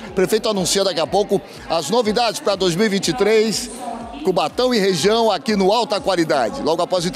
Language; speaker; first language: Portuguese; native; Portuguese